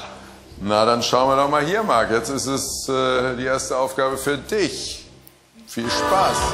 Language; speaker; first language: German; native; German